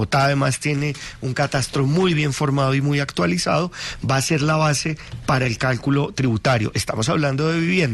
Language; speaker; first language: Spanish; native; Spanish